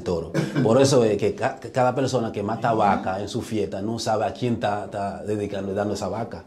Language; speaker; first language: Spanish; native; Spanish